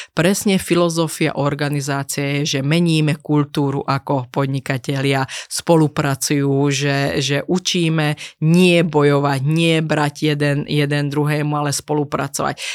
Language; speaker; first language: Slovak; non-native, local second language; Hungarian